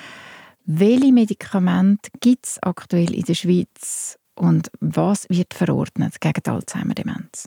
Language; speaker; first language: German; native; German